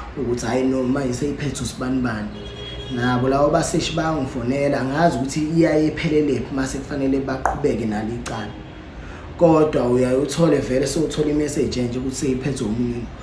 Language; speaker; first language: Zulu; native; Zulu